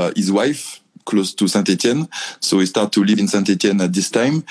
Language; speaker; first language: English; non-native, learner; French